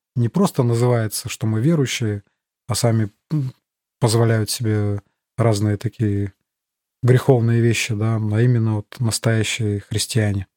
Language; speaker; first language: Russian; native; Russian